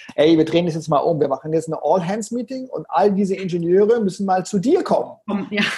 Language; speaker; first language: German; native; German